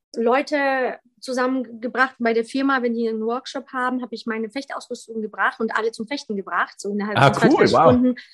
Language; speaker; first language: German; early bilingual, other home language; Polish